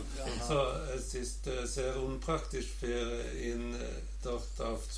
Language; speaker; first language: German; non-native, learner; Norwegian